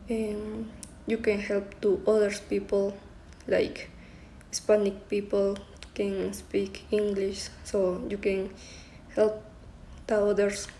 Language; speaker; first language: English; non-native, learner; Spanish